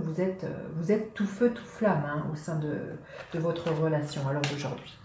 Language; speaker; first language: French; native; French